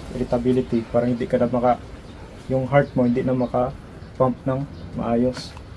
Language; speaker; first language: Filipino; non-native, local second language; Hiligaynon